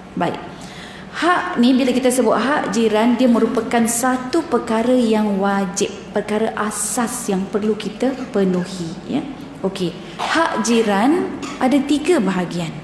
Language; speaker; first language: Malay; native; Malay